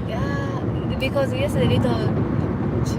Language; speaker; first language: English; non-native, learner; Japanese